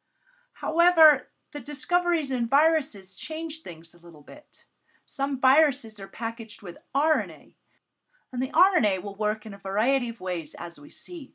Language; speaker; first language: English; native; English